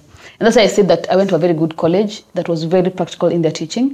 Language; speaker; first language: English; non-native, local second language; Kamba